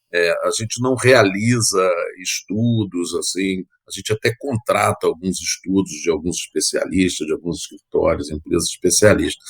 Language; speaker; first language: Portuguese; native; Portuguese